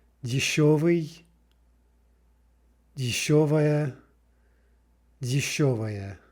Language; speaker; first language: Russian; non-native, fluent; English